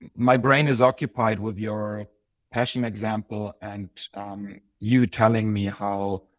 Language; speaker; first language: English; non-native, fluent; Bosnian